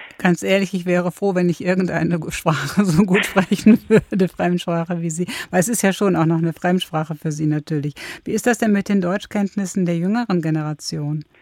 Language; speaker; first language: German; native; German